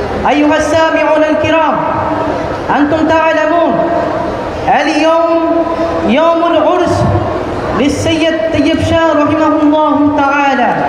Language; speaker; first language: Arabic; non-native, learner; Bangla